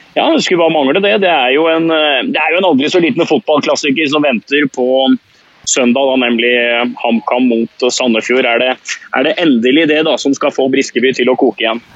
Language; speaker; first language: Norwegian; native; Norwegian